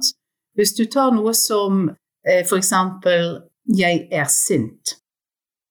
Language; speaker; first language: Norwegian; non-native, fluent; English